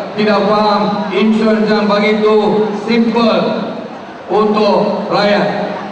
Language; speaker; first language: Malay; non-native, local second language; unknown